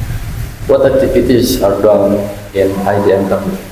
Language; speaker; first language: English; non-native, learner; Indonesian